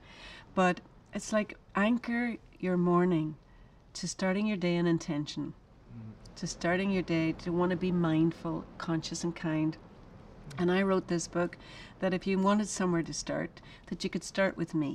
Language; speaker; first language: English; native; English